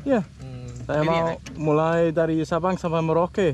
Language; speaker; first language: Indonesian; non-native, learner; Danish